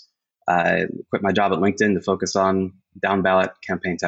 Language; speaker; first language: English; native; English